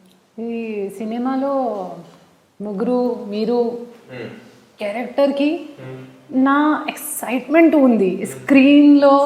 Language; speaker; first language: Telugu; non-native, learner; Hindi